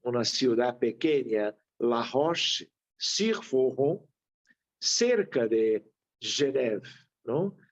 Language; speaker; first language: Spanish; non-native, fluent; Portuguese